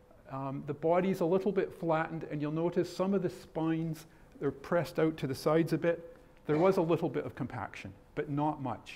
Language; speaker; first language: English; native; English